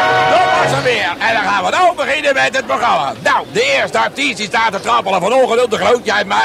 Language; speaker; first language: Dutch; native; Dutch